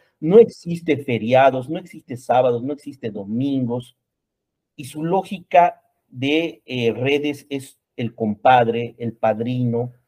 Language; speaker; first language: Spanish; native; Spanish